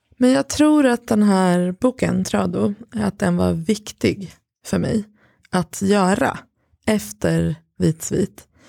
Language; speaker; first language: Swedish; early bilingual, other home language; Persian